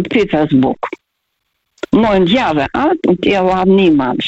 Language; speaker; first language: German; non-native, fluent; Russian